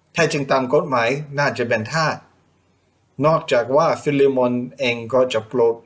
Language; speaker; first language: Thai; non-native, fluent; English